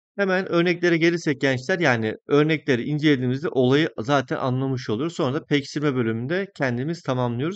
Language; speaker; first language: Turkish; native; Turkish